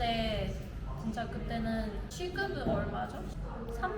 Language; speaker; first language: Korean; non-native, fluent; Vietnamese